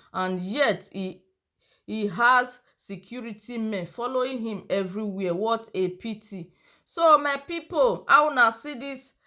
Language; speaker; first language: Nigerian Pidgin; non-native, local second language; Yoruba